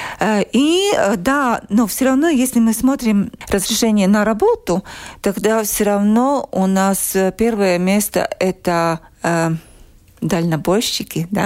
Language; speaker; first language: Russian; non-native, local second language; Latvian